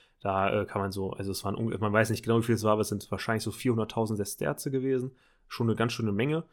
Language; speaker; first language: German; native; German